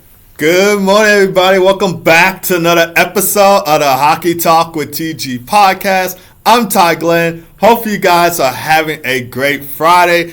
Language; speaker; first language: English; native; English